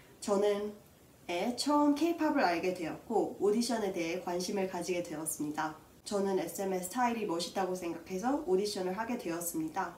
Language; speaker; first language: Korean; early bilingual, heritage; Korean